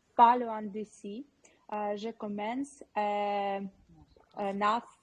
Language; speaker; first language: French; non-native, learner; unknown